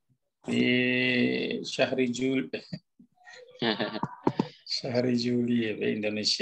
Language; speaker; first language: Arabic; non-native, learner; Indonesian